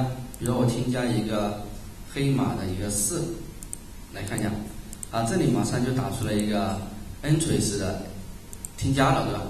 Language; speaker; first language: Chinese; native; Chinese